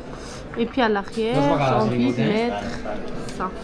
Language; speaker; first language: French; early bilingual, other home language; Turkish